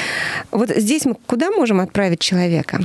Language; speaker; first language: Russian; native; Russian